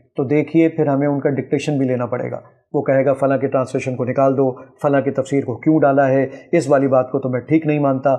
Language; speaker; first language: Urdu; native; Urdu